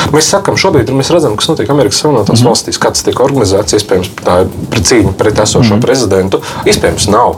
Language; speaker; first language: Latvian; native; Latvian